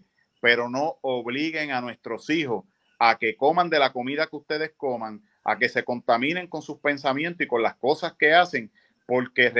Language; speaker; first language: Spanish; native; Spanish